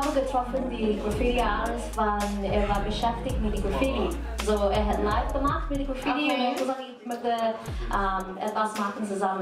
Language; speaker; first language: German; non-native, learner; Cantonese